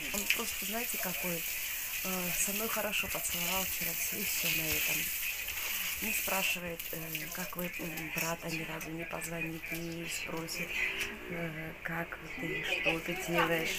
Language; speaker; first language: Russian; native; Russian